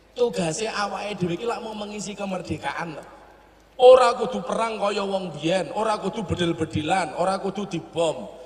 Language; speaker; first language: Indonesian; non-native, local second language; Javanese